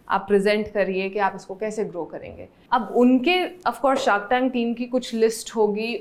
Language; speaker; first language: Hindi; native; Hindi